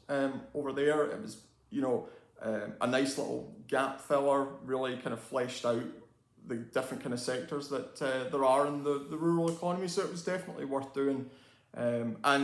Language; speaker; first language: English; native; English